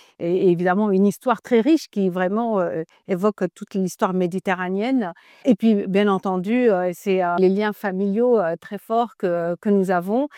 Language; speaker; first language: French; non-native, local second language; Arabic